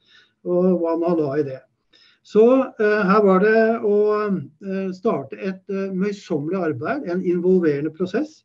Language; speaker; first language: Norwegian; native; Norwegian